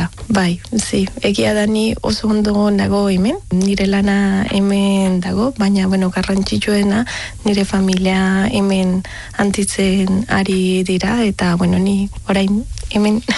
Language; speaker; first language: Basque; non-native, learner; Spanish